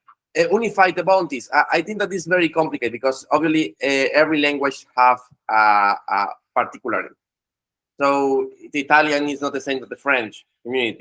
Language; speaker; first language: English; non-native, fluent; Spanish